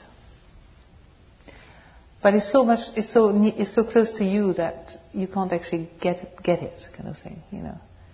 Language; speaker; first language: English; non-native, fluent; French